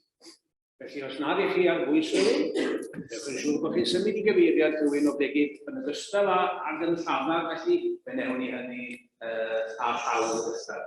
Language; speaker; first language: Welsh; native; Welsh